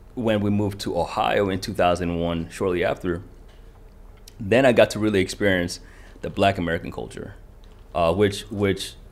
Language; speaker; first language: English; early bilingual, other home language; Kinyarwanda